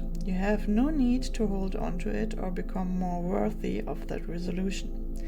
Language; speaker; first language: English; non-native, fluent; German